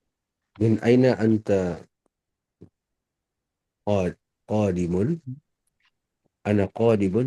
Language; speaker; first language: Arabic; non-native, learner; Indonesian